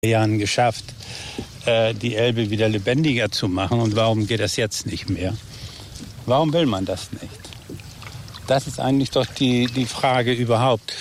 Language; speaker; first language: German; native; German